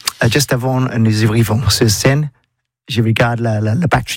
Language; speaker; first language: French; non-native, learner; English